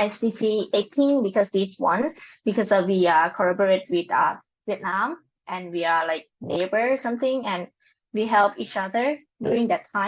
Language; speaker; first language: English; non-native, learner; Lao